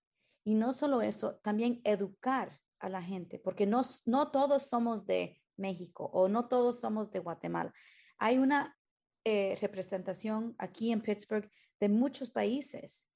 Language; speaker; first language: Spanish; early bilingual, heritage; Spanish